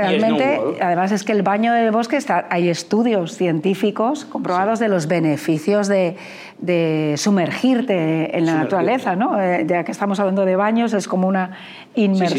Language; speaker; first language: Spanish; native; Spanish